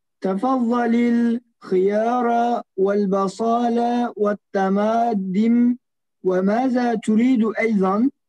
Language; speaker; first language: Arabic; non-native, learner; Turkish